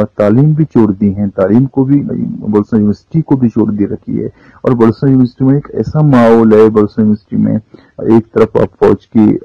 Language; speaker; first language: Urdu; non-native, local second language; Baluchi